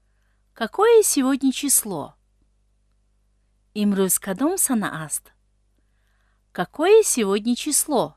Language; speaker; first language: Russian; non-native, local second language; Tajik